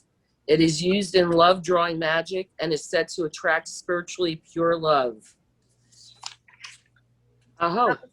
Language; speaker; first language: English; native; English